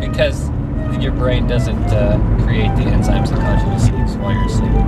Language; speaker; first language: English; native; English